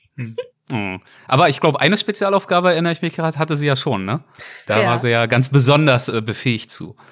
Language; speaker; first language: German; native; German